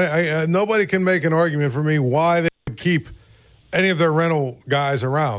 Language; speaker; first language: English; native; English